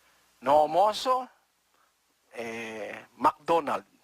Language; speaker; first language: Portuguese; non-native, learner; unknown